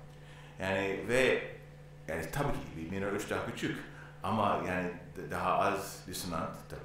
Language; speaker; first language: Turkish; non-native, learner; English